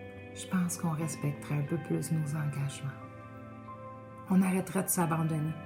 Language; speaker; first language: French; native; French